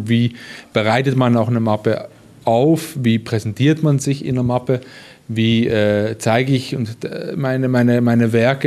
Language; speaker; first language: German; native; German